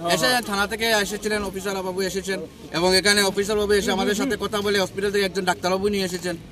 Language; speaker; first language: Bangla; native; Bangla